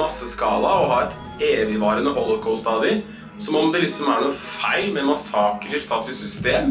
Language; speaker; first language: Norwegian; native; Norwegian